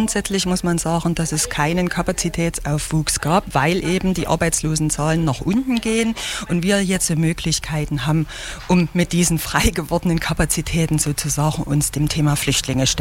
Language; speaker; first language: German; native; German